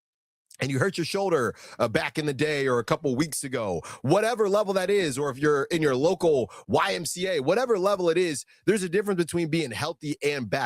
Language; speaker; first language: English; native; English